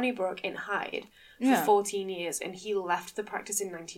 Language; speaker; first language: English; native; English